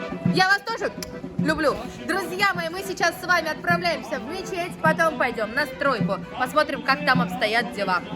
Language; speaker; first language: Russian; native; Russian